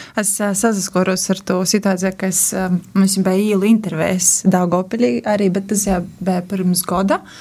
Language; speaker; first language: Latvian; native; Latvian